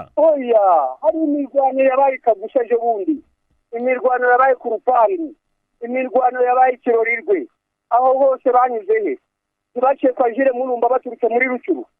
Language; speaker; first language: Kinyarwanda; native; Kinyarwanda